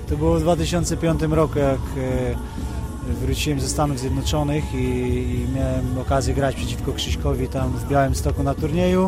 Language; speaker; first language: Polish; native; Polish